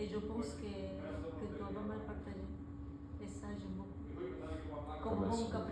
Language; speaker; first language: French; non-native, fluent; Spanish